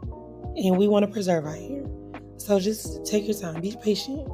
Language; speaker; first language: English; native; English